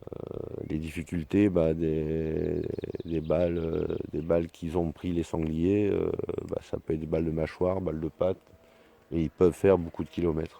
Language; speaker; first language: French; native; French